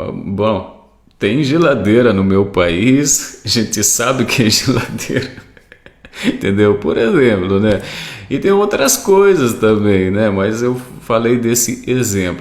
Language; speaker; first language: Portuguese; non-native, fluent; Arabic